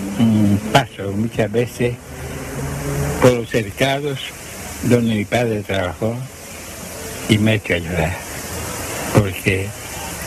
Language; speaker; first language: Spanish; native; Spanish